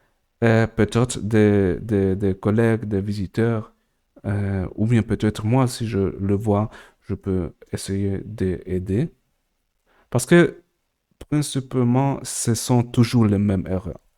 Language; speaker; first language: French; non-native, learner; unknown